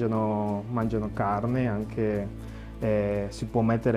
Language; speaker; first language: Italian; non-native, learner; Spanish